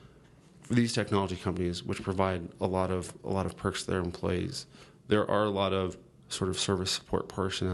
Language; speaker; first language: English; native; English